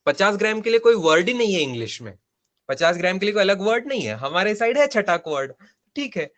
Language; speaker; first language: Hindi; non-native, local second language; Marathi